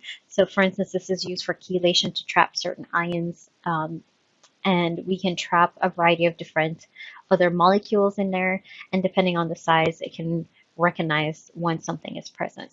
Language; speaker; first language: English; native; English